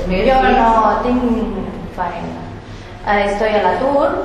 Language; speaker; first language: Catalan; non-native, learner; Spanish